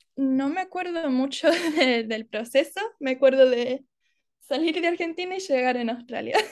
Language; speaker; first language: Spanish; early bilingual, heritage; Spanish